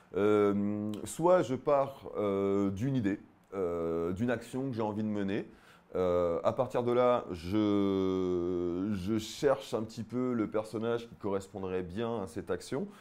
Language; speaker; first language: French; native; French